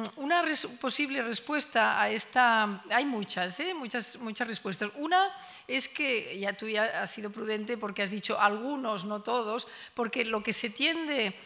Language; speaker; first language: Spanish; non-native, local second language; Catalan